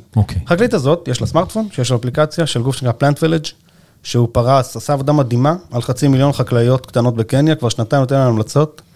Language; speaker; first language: Hebrew; native; Hebrew